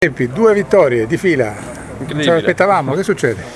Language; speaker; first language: Italian; native; Italian